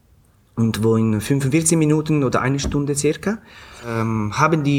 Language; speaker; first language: German; non-native, fluent; Italian